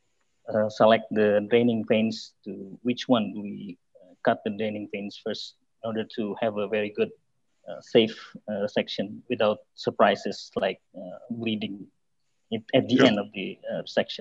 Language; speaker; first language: English; non-native, fluent; Indonesian